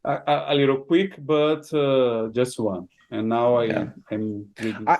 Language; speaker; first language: English; non-native, fluent; Portuguese